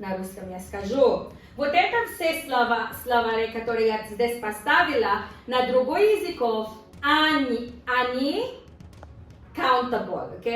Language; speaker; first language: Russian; non-native, learner; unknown